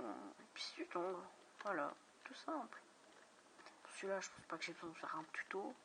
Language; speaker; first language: French; native; French